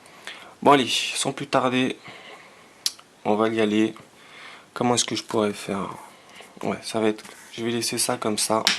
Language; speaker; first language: French; native; French